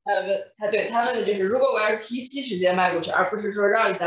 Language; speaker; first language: Chinese; native; Chinese